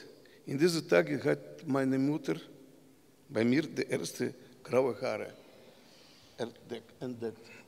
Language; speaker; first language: German; non-native, learner; Russian